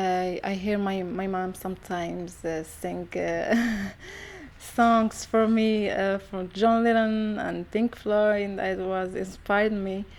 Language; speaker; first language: English; non-native, learner; Arabic